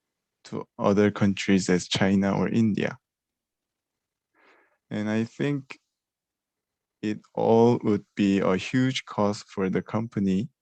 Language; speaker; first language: English; non-native, learner; Korean